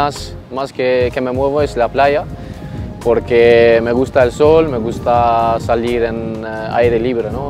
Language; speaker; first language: Spanish; non-native, fluent; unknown